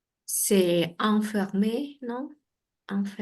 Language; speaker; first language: French; non-native, learner; Vietnamese